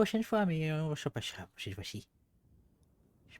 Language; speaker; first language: French; native; French